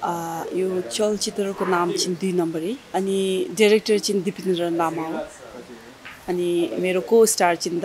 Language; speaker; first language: Nepali; non-native, fluent; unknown